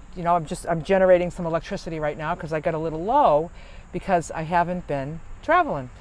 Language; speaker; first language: English; native; English